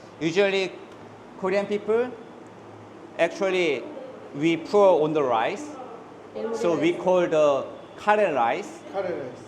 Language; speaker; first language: English; non-native, learner; Korean